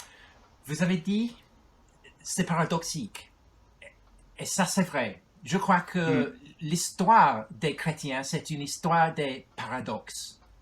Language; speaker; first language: French; non-native, learner; English